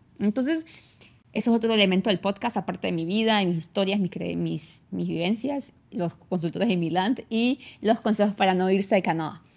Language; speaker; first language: Spanish; native; Spanish